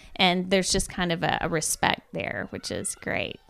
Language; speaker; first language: English; native; English